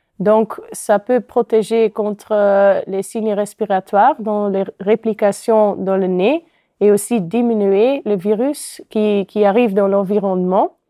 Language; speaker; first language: French; non-native, local second language; Dutch